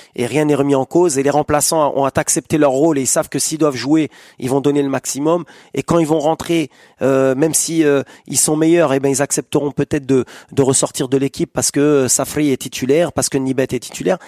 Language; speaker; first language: French; native; French